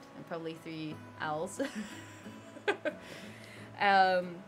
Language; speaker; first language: English; non-native, fluent; Dutch